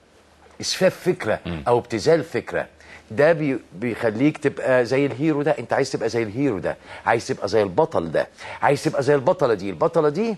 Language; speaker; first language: Arabic; native; Arabic